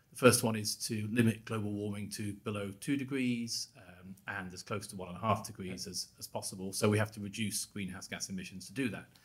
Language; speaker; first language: English; native; English